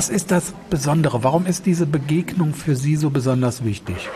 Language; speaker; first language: German; native; German